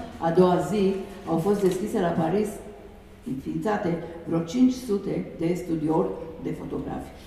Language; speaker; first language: Romanian; early bilingual, heritage; Romanian